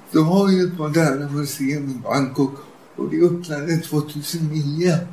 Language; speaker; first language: Swedish; native; Swedish